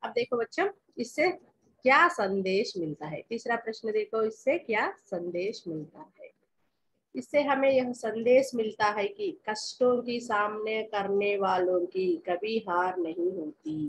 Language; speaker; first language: Hindi; non-native, local second language; Telugu